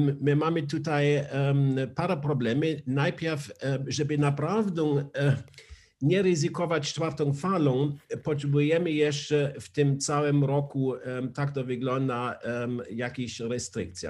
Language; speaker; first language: Polish; non-native, learner; German